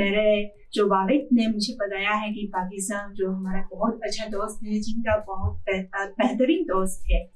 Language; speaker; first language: Hindi; non-native, fluent; Chinese